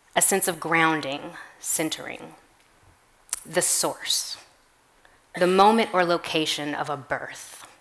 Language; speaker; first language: English; native; English